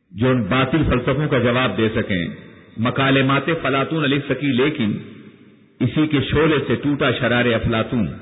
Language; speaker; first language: Urdu; native; Urdu